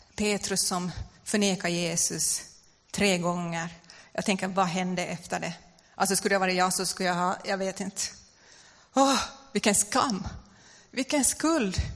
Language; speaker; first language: Swedish; native; Swedish